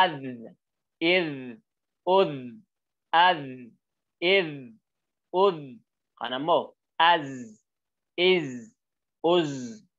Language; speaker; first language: Arabic; non-native, learner; Oromo